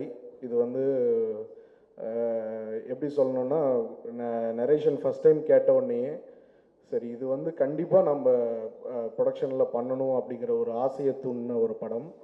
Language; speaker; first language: Tamil; non-native, local second language; Telugu